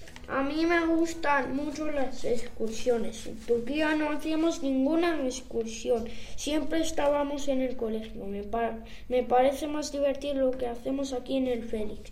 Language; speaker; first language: Spanish; early bilingual, other home language; Arabic